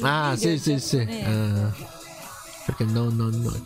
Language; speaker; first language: Italian; non-native, learner; Japanese